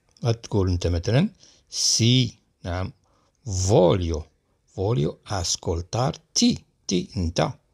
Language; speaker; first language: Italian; non-native, learner; Arabic